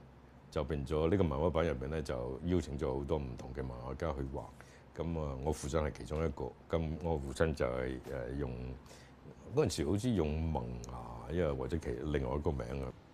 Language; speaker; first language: Chinese; native; Chinese